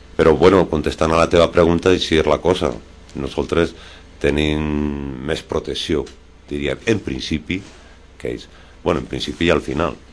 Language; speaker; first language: Catalan; non-native, local second language; Spanish